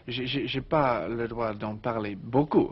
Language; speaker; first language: French; non-native, learner; English